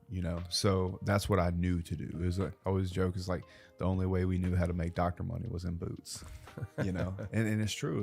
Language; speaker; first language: English; native; English